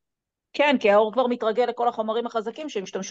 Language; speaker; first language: Hebrew; native; Hebrew